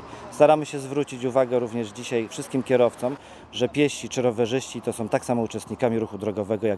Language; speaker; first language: Polish; native; Polish